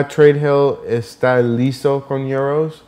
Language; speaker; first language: Spanish; early bilingual, heritage; Spanish